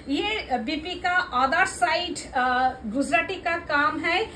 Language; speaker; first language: Hindi; non-native, local second language; Bangla